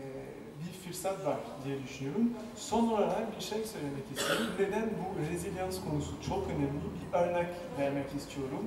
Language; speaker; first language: Turkish; non-native, fluent; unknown